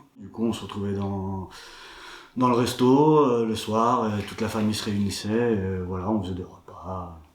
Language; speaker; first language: French; early bilingual, other home language; Kabyle